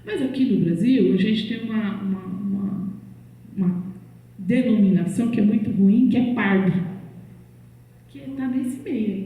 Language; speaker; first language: Portuguese; native; Portuguese